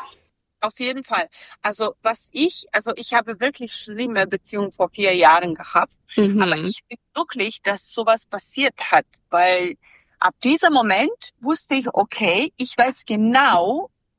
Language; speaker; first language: German; non-native, learner; Serbian